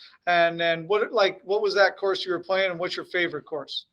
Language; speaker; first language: English; native; English